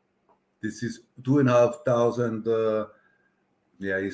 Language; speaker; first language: English; non-native, learner; German